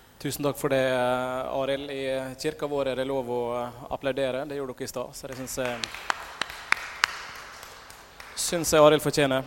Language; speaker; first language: Norwegian; native; Norwegian